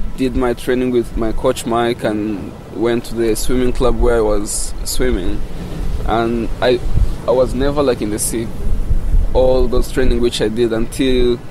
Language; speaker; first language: English; non-native, fluent; Kinyarwanda